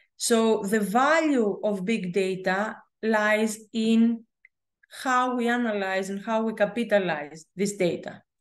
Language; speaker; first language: English; non-native, fluent; Greek